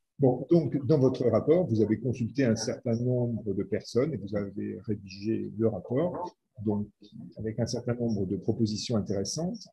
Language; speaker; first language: French; native; French